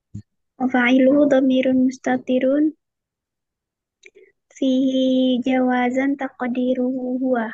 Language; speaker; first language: Arabic; non-native, learner; Indonesian